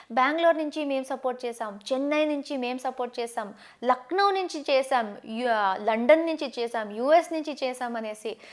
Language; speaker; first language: Telugu; non-native, local second language; Tamil